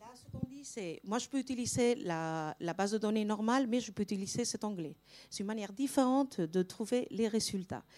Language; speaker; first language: French; non-native, fluent; Spanish